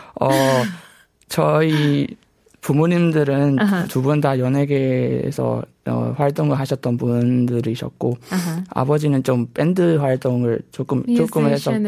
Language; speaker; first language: Korean; non-native, fluent; Burmese